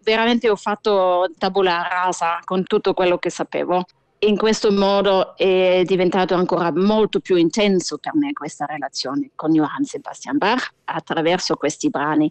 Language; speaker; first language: Italian; non-native, fluent; German